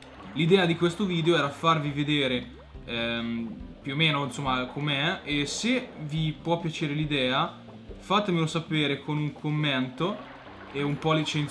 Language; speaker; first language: Italian; native; Italian